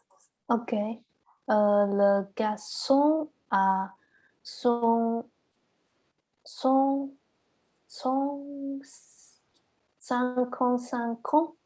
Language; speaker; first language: French; non-native, learner; Chinese